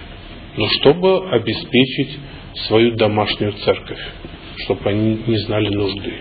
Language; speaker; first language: Russian; native; Russian